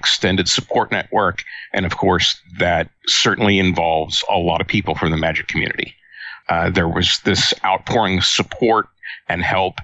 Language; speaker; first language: English; native; English